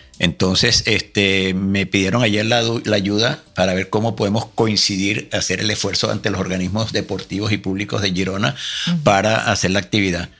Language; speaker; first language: Spanish; native; Spanish